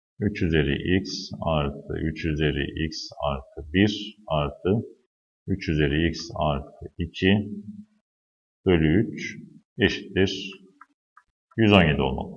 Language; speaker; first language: Turkish; native; Turkish